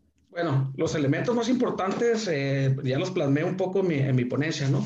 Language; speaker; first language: Spanish; native; Spanish